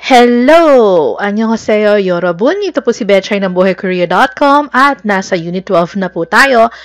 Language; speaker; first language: Filipino; native; Filipino